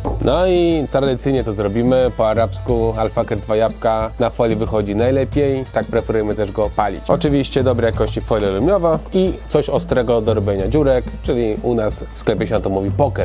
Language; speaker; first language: Polish; native; Polish